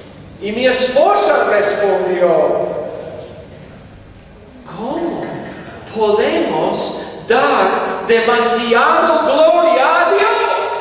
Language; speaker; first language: Spanish; non-native, fluent; English